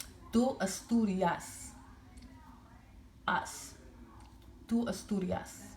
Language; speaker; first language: Spanish; non-native, learner; English